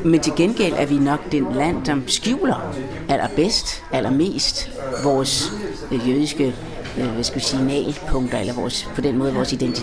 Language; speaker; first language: Danish; native; Danish